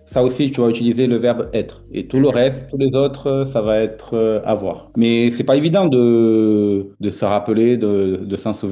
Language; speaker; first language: French; non-native, fluent; Portuguese